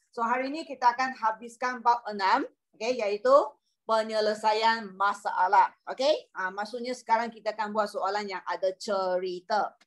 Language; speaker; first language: Malay; non-native, local second language; Chinese